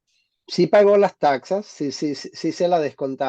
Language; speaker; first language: Spanish; native; Spanish